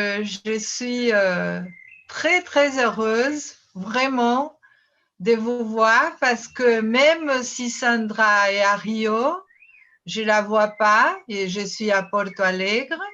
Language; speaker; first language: French; non-native, fluent; Portuguese